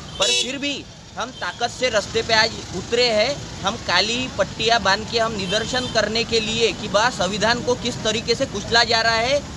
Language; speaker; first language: Hindi; non-native, local second language; Marathi